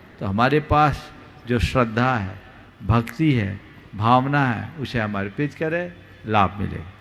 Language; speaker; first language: Hindi; native; Hindi